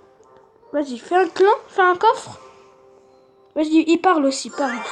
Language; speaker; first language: French; native; French